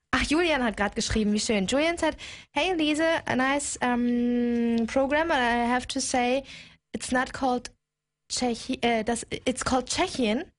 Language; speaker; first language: English; non-native, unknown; German